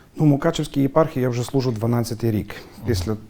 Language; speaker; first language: Ukrainian; native; Ukrainian